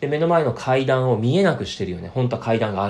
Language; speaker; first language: Japanese; native; Japanese